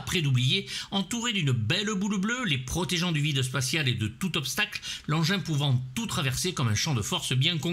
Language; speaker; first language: French; native; French